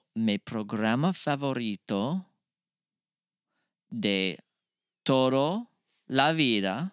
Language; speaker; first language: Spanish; non-native, learner; English